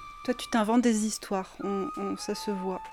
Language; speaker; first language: French; native; French